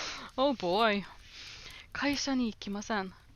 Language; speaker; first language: Japanese; non-native, learner; English